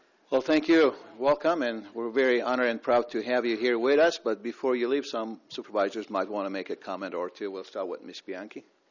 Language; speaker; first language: English; native; English